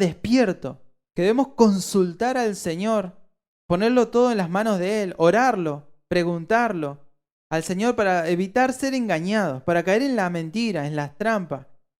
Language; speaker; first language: Spanish; native; Spanish